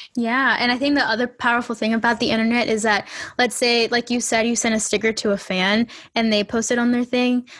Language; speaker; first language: English; early bilingual, other home language; Spanish